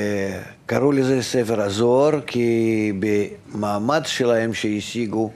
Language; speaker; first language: Hebrew; non-native, fluent; Russian